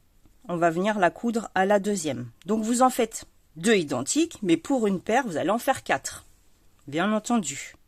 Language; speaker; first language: French; native; French